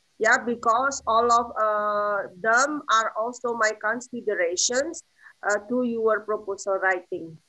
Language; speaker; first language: English; non-native, fluent; Indonesian